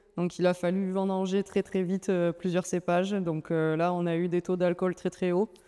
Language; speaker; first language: French; native; French